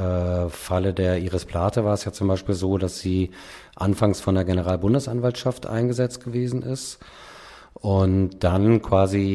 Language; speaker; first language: German; native; German